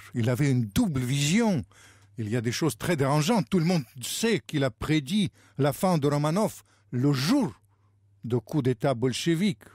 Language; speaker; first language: French; non-native, fluent; Russian